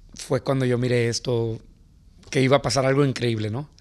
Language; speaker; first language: Spanish; early bilingual, heritage; Spanish